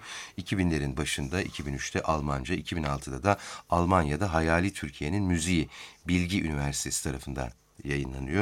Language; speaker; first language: Turkish; native; Turkish